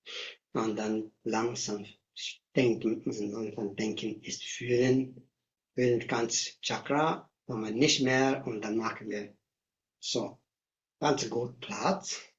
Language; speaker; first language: German; non-native, learner; Tibetan